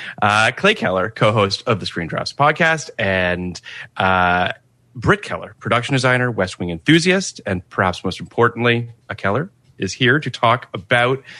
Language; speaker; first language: English; native; English